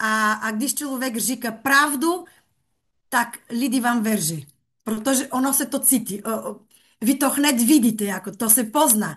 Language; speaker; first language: Czech; non-native, fluent; Bulgarian